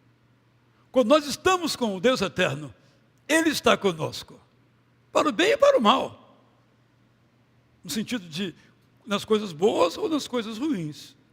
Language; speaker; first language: Portuguese; native; Portuguese